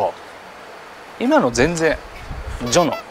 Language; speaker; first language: Japanese; native; Japanese